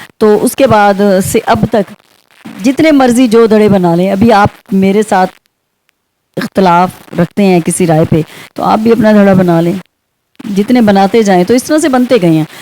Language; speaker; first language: Urdu; non-native, local second language; Saraiki